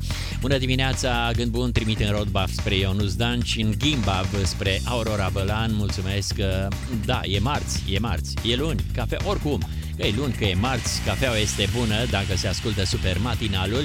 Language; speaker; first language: Romanian; native; Romanian